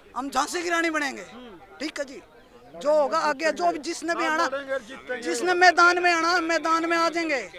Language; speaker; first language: Hindi; native; Hindi